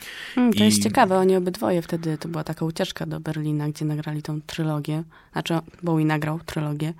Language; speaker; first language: Polish; native; Polish